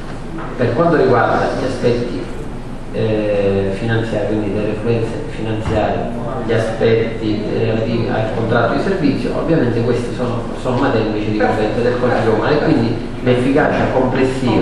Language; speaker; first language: Italian; native; Italian